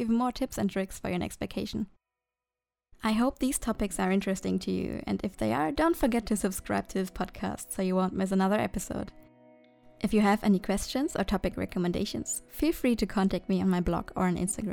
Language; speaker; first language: English; non-native, fluent; German